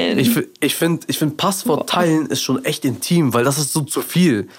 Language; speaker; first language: German; early bilingual, other home language; Persian